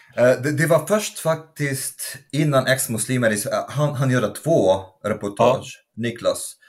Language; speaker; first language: Swedish; non-native, fluent; Arabic